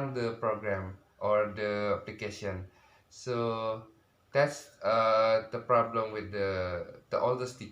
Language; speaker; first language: English; non-native, learner; Indonesian